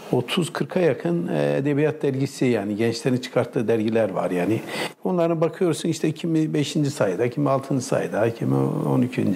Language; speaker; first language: Turkish; native; Turkish